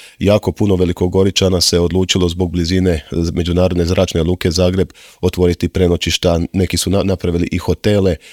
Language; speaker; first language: Croatian; native; Croatian